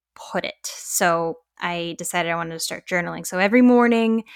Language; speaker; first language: English; native; English